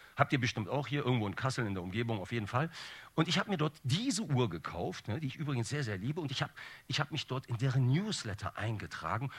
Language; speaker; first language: German; early bilingual, other home language; Turkish